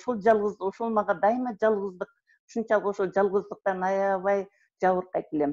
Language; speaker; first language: Kyrgyz; native; Kyrgyz